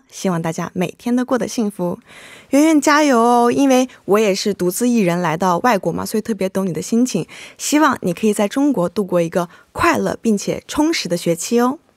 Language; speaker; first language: Chinese; native; Chinese